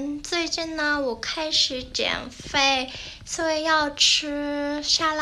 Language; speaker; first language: Chinese; non-native, learner; Japanese